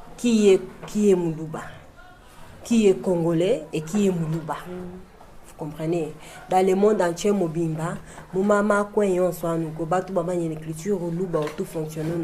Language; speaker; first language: French; non-native, local second language; Luba-Lulua